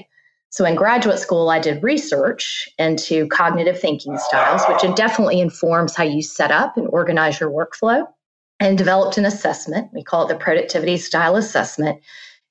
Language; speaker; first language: English; native; English